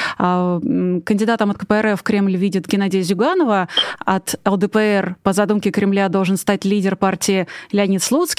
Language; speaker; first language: Russian; native; Russian